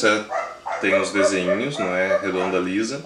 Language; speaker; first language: Portuguese; native; Portuguese